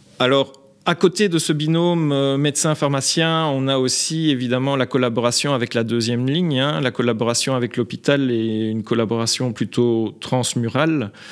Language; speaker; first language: French; native; French